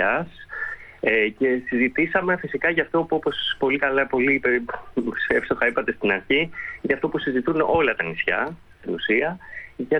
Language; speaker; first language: Greek; native; Greek